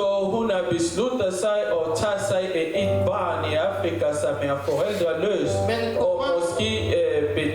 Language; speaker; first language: Danish; non-native, fluent; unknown